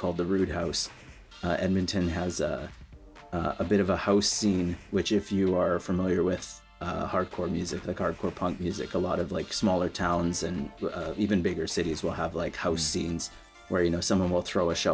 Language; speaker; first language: English; native; English